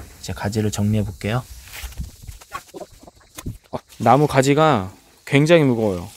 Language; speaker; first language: Korean; native; Korean